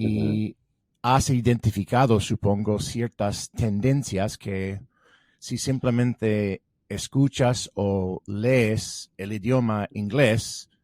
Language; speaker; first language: Spanish; non-native, fluent; English